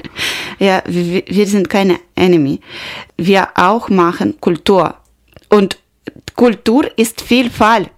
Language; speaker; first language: German; non-native, learner; Ukrainian